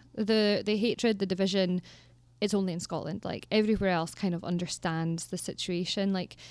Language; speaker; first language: English; native; English